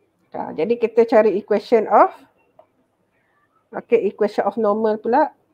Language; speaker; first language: English; non-native, local second language; Malay